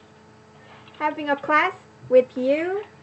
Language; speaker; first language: English; non-native, learner; Korean